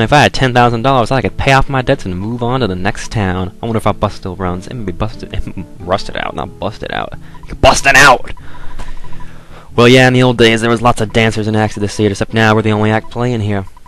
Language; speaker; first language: English; native; English